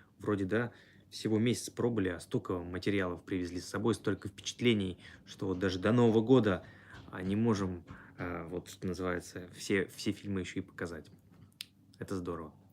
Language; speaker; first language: Russian; native; Russian